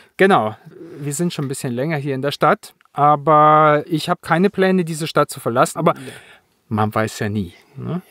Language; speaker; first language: German; native; German